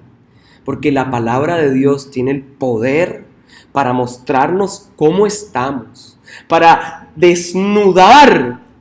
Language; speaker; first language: Spanish; native; Spanish